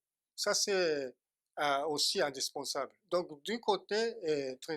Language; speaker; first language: French; non-native, fluent; Japanese